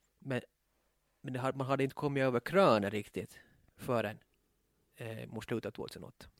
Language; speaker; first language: Swedish; native; Swedish